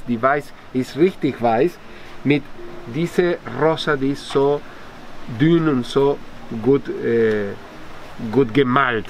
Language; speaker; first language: German; non-native, fluent; Spanish